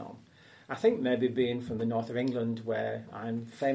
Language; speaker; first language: English; native; English